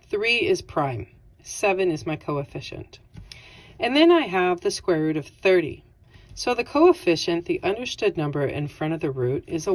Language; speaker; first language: English; native; English